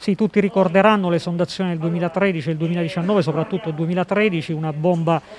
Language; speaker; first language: Italian; native; Italian